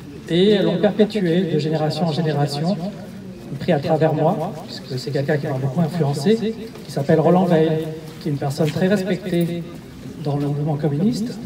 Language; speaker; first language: French; native; French